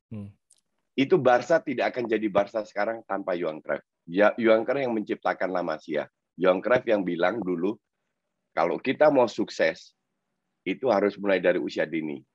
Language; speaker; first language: Indonesian; non-native, fluent; Dutch